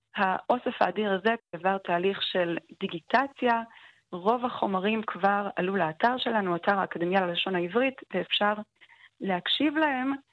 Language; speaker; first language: Hebrew; native; Hebrew